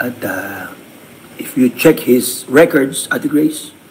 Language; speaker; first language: English; non-native, local second language; Filipino